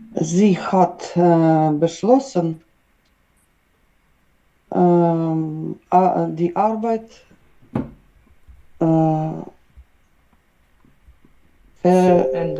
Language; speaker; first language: German; non-native, learner; Ukrainian